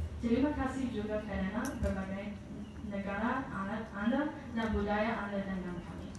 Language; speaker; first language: Indonesian; non-native, learner; English